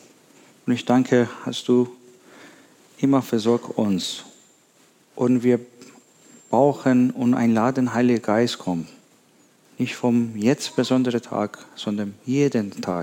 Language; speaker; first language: German; non-native, learner; Persian